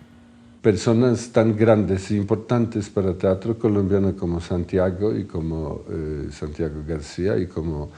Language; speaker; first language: Spanish; non-native, fluent; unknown